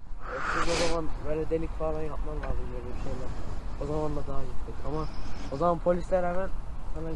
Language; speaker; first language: Turkish; early bilingual, heritage; Turkish